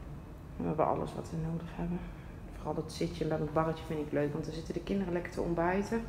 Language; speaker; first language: Dutch; native; Dutch